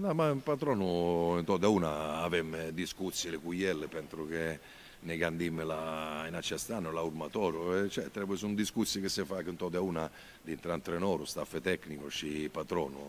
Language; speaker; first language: Romanian; non-native, learner; Italian